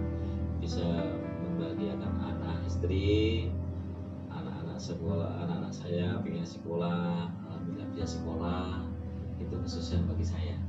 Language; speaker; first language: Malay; non-native, local second language; Javanese